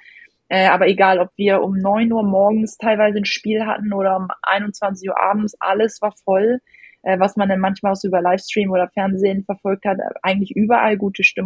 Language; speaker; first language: German; native; German